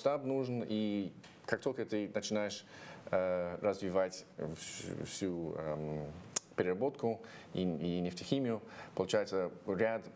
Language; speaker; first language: Russian; non-native, fluent; English